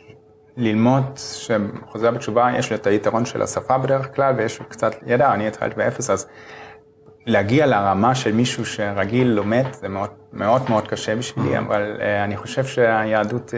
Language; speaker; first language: Hebrew; non-native, fluent; German